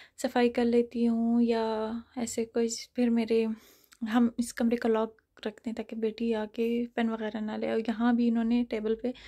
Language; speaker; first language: Urdu; non-native, fluent; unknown